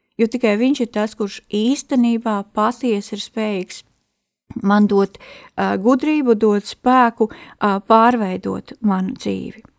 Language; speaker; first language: Latvian; native; Latvian